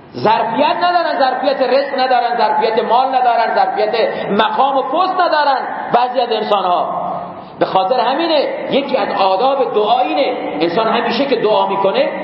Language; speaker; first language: Persian; non-native, local second language; Baluchi